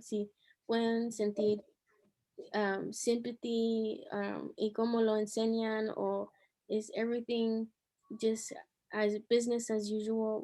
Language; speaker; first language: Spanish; early bilingual, heritage; Spanish